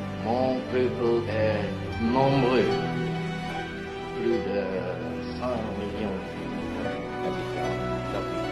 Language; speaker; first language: French; non-native, fluent; Javanese